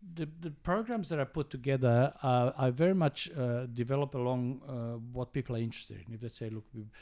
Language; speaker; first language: English; early bilingual, other home language; Croatian